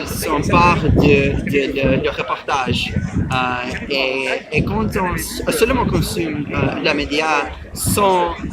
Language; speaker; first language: French; non-native, learner; English